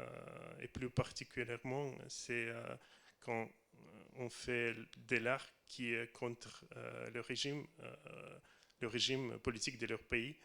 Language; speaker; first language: French; non-native, learner; Russian